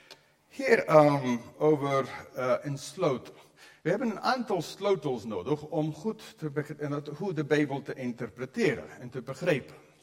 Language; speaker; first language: Dutch; non-native, fluent; English